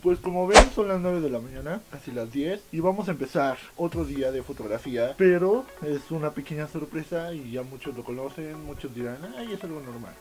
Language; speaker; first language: Spanish; native; Spanish